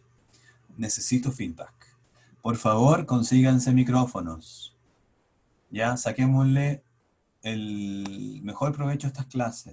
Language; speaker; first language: Spanish; native; Spanish